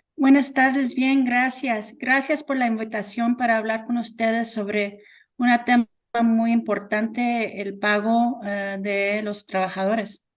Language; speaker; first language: Spanish; early bilingual, heritage; Spanish